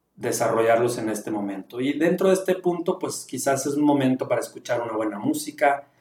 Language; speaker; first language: Spanish; native; Spanish